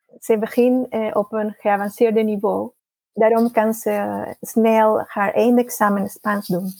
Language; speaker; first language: Dutch; non-native, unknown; Spanish